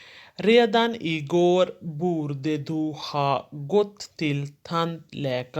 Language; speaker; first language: Swedish; non-native, fluent; Urdu